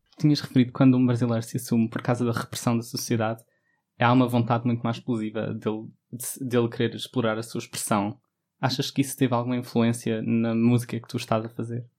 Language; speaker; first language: Portuguese; native; Portuguese